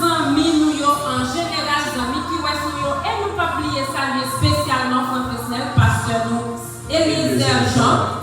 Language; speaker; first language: French; non-native, local second language; Haitian Creole